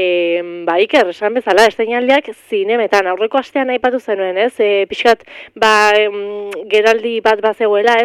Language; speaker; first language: Basque; native; Basque